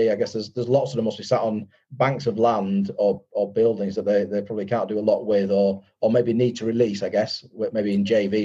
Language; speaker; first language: English; native; English